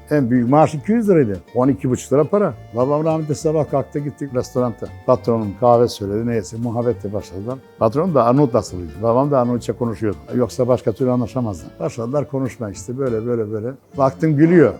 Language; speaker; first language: Turkish; non-native, fluent; Bosnian